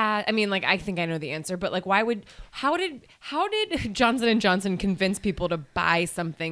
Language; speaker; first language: English; native; English